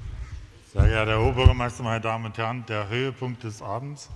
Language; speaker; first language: German; native; German